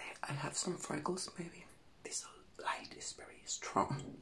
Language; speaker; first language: English; non-native, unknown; Spanish